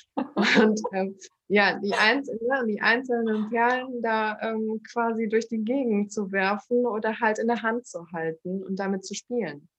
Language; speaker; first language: German; early bilingual, other home language; Turkish